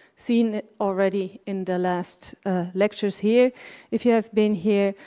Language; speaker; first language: English; non-native, fluent; German